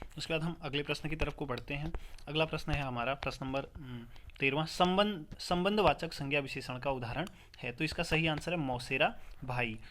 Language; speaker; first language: Hindi; native; Hindi